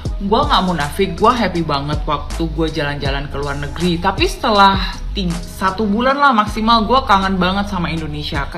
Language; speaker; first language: Indonesian; native; Indonesian